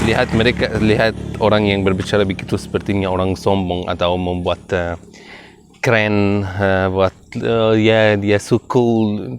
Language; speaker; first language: Indonesian; non-native, fluent; Arabic